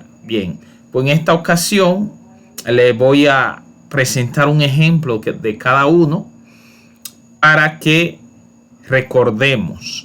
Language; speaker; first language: Spanish; native; Spanish